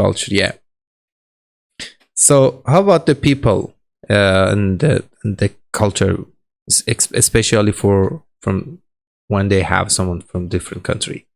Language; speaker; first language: English; non-native, learner; Persian